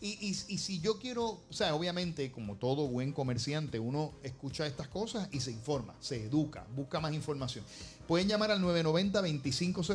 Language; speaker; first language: Spanish; native; Spanish